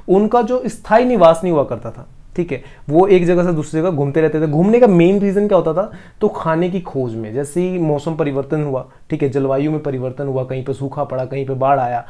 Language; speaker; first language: Hindi; native; Hindi